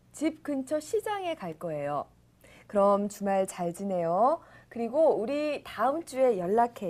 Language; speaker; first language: Korean; native; Korean